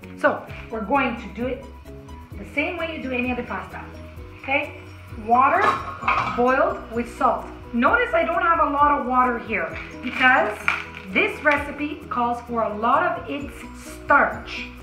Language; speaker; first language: English; native; English